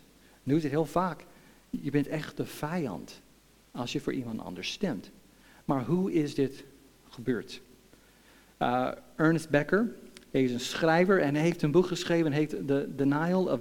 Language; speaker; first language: Dutch; non-native, fluent; English